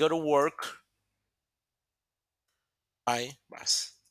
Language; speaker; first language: English; non-native, fluent; Spanish